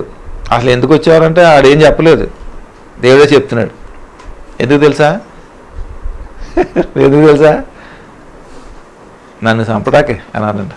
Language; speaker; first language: Telugu; native; Telugu